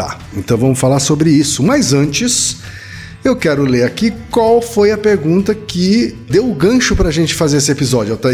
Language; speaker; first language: Portuguese; native; Portuguese